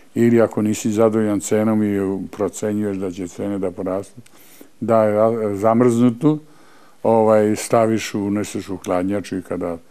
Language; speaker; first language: Serbian; native; Serbian